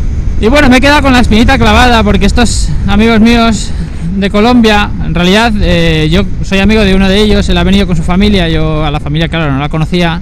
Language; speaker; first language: Spanish; native; Spanish